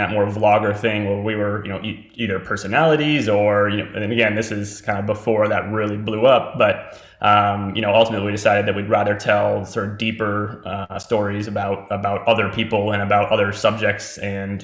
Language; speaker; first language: English; native; English